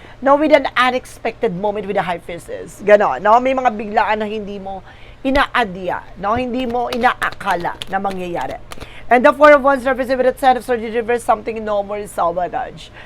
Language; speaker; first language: English; non-native, local second language; Filipino